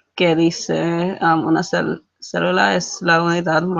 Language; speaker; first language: Spanish; non-native, learner; English